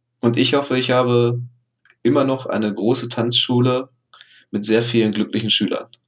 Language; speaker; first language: German; native; German